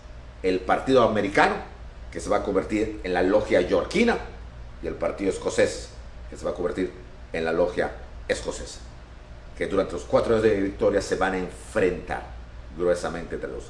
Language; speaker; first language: Spanish; native; Spanish